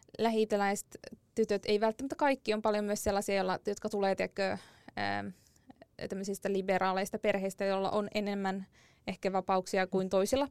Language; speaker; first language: Finnish; early bilingual, other home language; Arabic